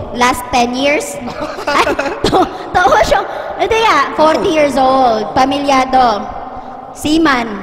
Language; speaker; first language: Filipino; non-native, local second language; Chavacano